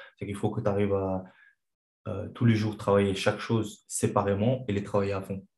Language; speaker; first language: French; non-native, fluent; Chechen